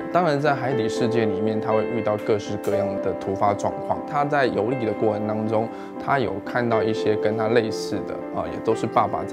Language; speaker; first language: Chinese; native; Chinese